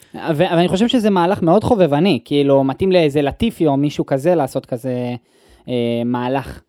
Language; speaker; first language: Hebrew; native; Hebrew